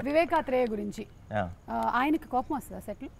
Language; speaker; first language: Telugu; native; Telugu